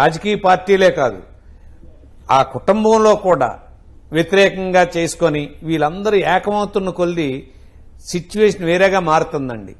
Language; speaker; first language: Telugu; native; Telugu